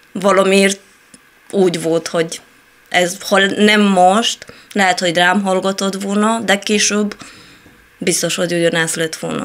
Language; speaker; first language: Hungarian; non-native, fluent; Italian